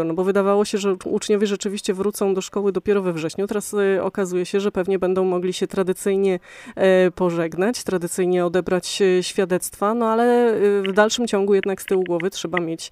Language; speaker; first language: Polish; native; Polish